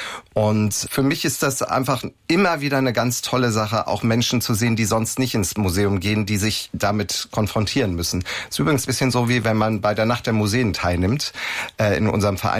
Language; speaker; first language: German; native; German